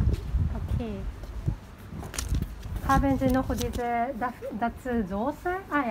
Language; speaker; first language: German; non-native, learner; Japanese